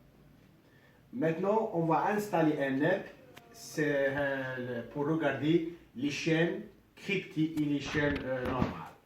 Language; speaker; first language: French; non-native, local second language; Arabic